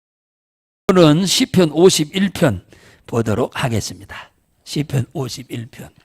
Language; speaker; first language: Korean; native; Korean